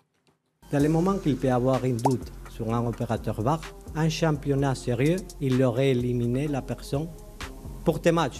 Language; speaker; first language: French; native; French